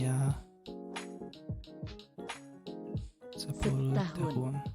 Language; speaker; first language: Indonesian; non-native, learner; English